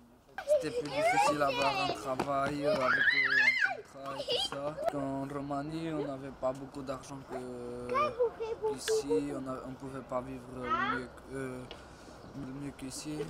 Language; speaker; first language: French; non-native, learner; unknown